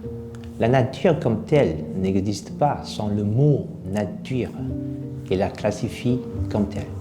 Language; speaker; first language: French; non-native, fluent; Korean